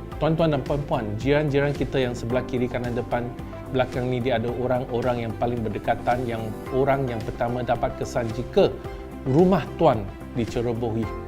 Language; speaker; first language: Malay; non-native, local second language; Chinese